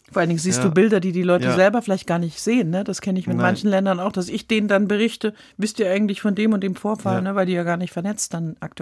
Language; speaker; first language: German; native; German